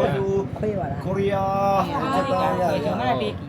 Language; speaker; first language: English; non-native, learner; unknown